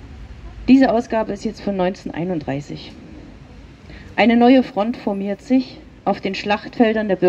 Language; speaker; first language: German; native; German